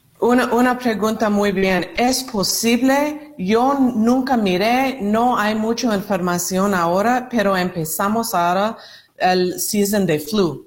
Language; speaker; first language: Spanish; non-native, learner; English